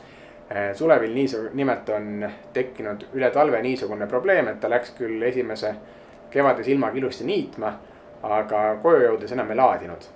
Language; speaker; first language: Estonian; native; Estonian